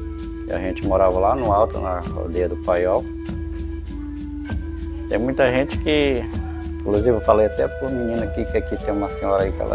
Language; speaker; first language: Portuguese; non-native, local second language; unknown